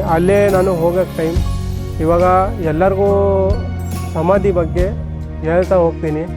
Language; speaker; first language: Kannada; non-native, local second language; Marathi